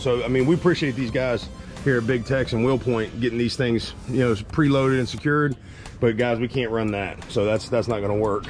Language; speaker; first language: English; native; English